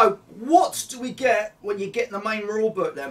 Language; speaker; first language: English; native; English